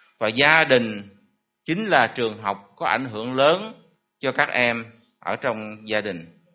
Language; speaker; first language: Vietnamese; native; Vietnamese